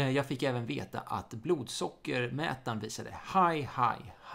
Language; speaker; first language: Swedish; native; Swedish